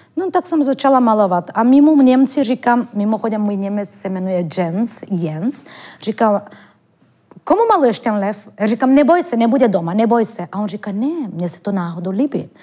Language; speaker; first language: Czech; non-native, fluent; Turkish